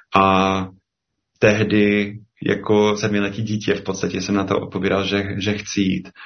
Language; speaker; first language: Czech; non-native, fluent; English